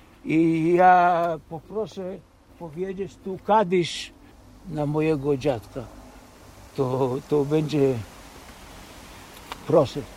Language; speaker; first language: Polish; early bilingual, heritage; Polish